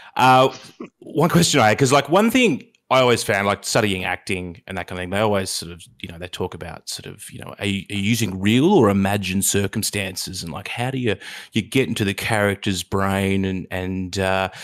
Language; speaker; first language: English; native; English